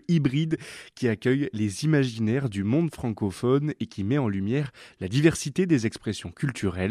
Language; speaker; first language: French; native; French